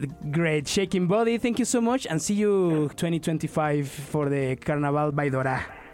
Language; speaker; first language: English; non-native, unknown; Spanish